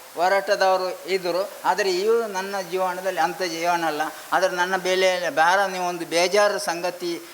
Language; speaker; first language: Kannada; non-native, local second language; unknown